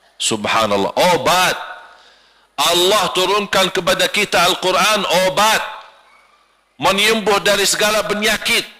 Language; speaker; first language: Malay; non-native, fluent; Arabic